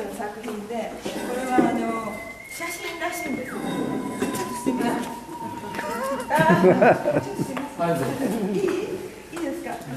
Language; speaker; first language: Japanese; native; Japanese